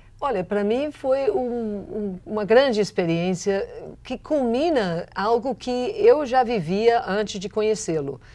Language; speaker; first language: Portuguese; non-native, fluent; English